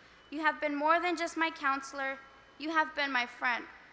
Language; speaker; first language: English; early bilingual, other home language; Spanish